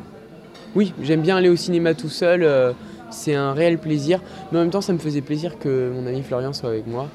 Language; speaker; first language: French; native; French